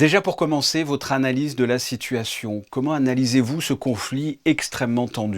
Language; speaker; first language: French; native; French